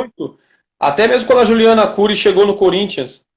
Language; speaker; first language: Portuguese; native; Portuguese